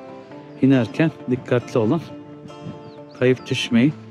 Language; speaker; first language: Turkish; native; Turkish